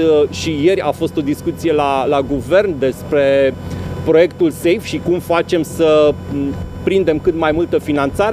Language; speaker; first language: Romanian; native; Romanian